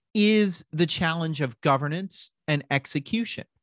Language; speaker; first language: English; native; English